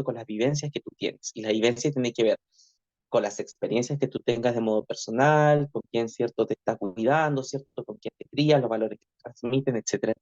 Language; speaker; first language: Spanish; native; Spanish